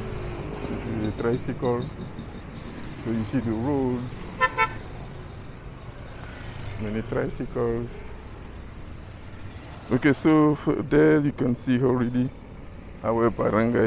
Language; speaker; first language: English; non-native, fluent; French